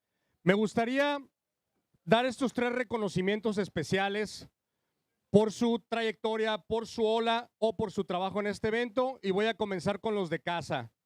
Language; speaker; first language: Spanish; native; Spanish